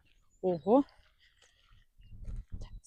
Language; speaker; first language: English; non-native, learner; Russian